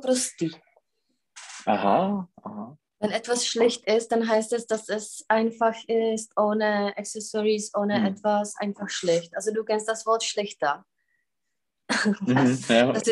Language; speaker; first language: German; non-native, fluent; Czech